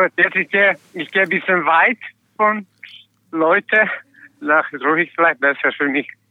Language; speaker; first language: German; non-native, learner; Kurdish